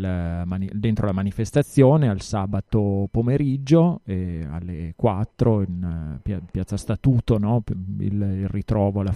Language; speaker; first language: Italian; native; Italian